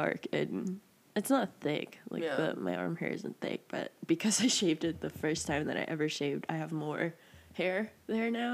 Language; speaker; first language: English; native; English